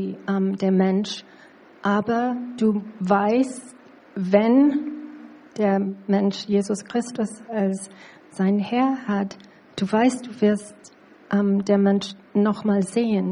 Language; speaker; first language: German; non-native, learner; English